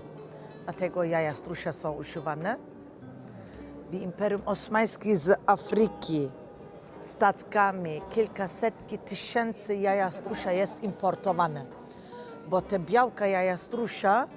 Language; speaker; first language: Polish; non-native, learner; Turkish